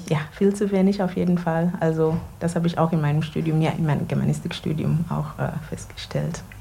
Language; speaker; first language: German; non-native, fluent; Ganda